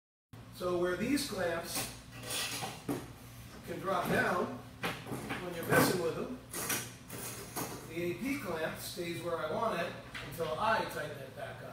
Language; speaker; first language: English; native; English